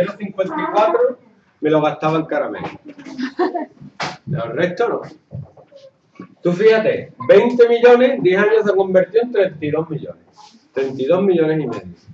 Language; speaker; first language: Spanish; native; Spanish